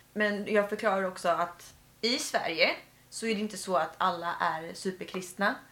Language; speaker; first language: Swedish; native; Swedish